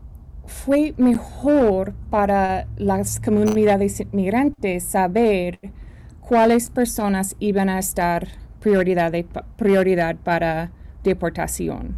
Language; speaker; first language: Spanish; early bilingual, heritage; Spanish